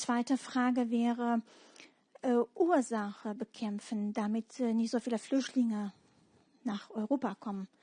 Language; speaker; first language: German; non-native, fluent; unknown